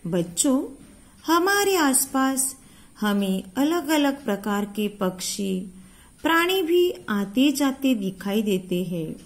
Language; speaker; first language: Hindi; non-native, local second language; Marathi